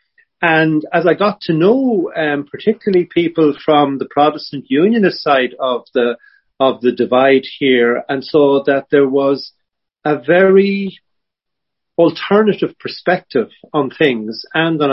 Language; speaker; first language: English; native; English